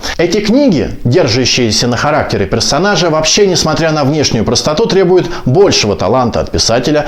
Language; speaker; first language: Russian; native; Russian